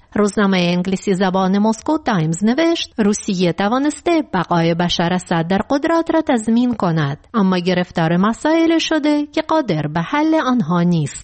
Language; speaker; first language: Persian; native; Persian